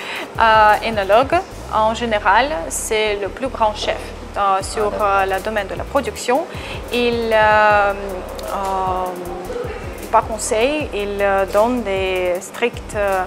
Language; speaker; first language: French; non-native, fluent; Russian